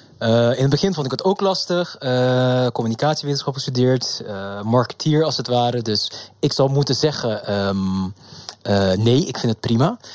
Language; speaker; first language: Dutch; non-native, local second language; Papiamento